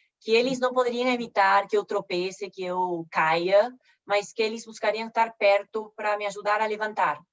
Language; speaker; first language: Portuguese; non-native, fluent; Spanish